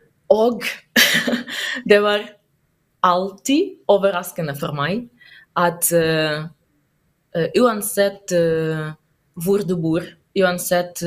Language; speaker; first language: Norwegian; non-native, learner; Russian